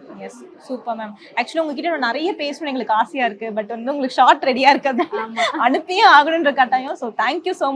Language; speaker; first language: Tamil; native; Tamil